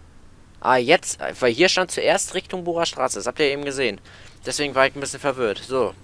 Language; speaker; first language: German; native; German